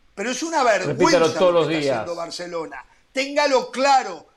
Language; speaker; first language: Spanish; native; Spanish